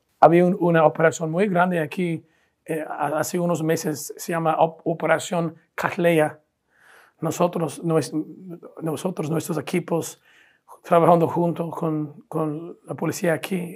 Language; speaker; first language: Spanish; non-native, fluent; English